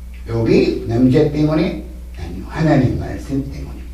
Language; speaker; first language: Korean; non-native, learner; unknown